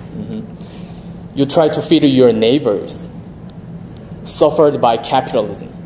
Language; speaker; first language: English; non-native, fluent; Korean